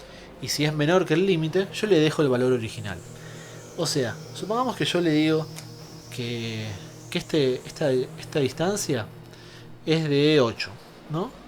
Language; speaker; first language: Spanish; native; Spanish